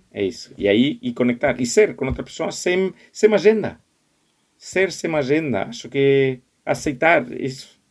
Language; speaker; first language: Portuguese; non-native, fluent; Spanish